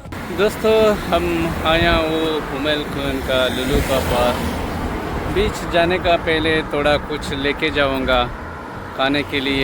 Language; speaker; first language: Hindi; non-native, local second language; Kannada